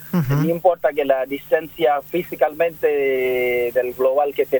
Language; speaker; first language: Spanish; non-native, learner; Bangla